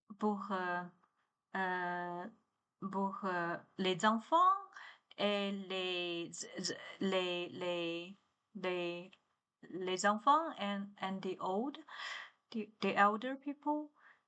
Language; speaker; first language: French; non-native, learner; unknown